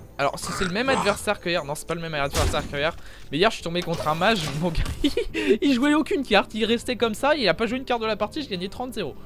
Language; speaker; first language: French; native; French